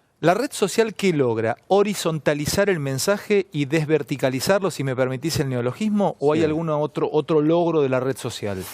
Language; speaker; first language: Spanish; native; Spanish